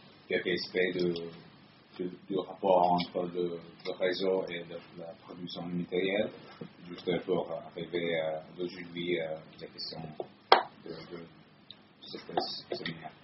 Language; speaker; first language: French; non-native, fluent; Italian